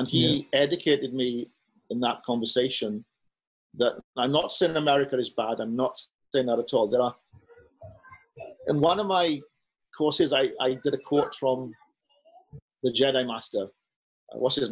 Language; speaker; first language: English; native; English